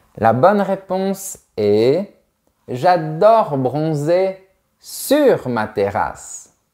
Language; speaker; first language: French; native; French